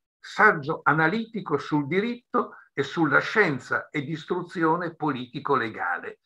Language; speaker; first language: Italian; native; Italian